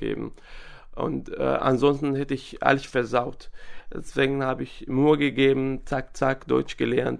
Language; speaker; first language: German; non-native, fluent; Arabic